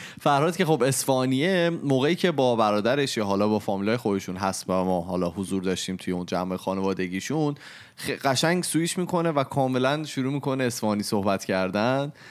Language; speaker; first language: Persian; native; Persian